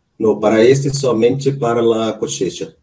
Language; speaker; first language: Spanish; non-native, learner; Portuguese